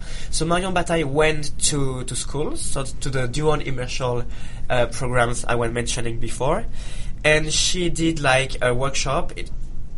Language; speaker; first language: English; non-native, fluent; Italian